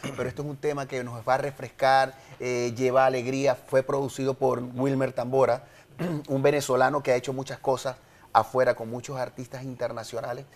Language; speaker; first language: Spanish; native; Spanish